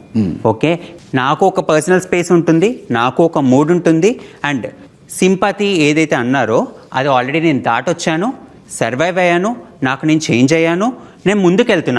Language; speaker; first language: Telugu; native; Telugu